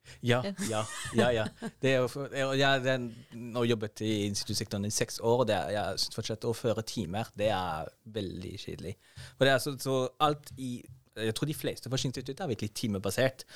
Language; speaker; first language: Norwegian; non-native, fluent; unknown